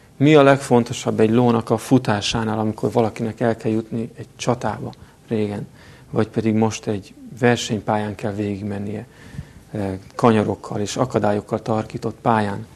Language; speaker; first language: Hungarian; native; Hungarian